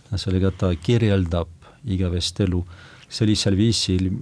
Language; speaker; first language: Estonian; non-native, fluent; French